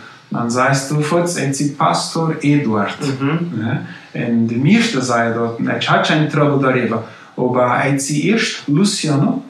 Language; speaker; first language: German; non-native, local second language; Plautdietsch